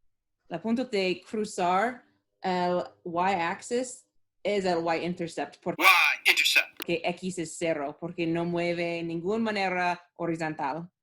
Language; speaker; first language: Spanish; non-native, learner; English